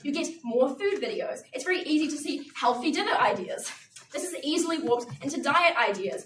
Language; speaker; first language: English; native; English